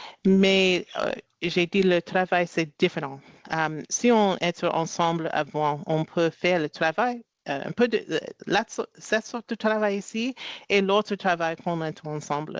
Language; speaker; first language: French; non-native, learner; English